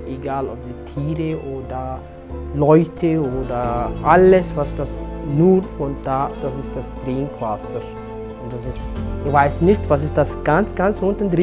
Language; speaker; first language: German; non-native, fluent; Somali